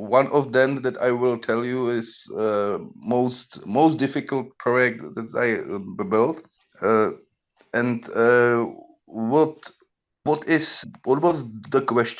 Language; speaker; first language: English; non-native, learner; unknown